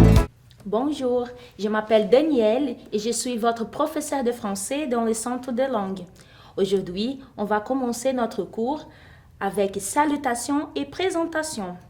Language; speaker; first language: French; non-native, fluent; Portuguese